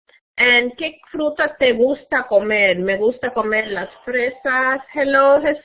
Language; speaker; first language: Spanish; non-native, fluent; English